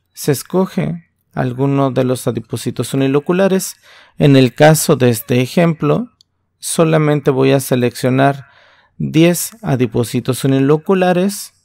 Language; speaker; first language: Spanish; native; Spanish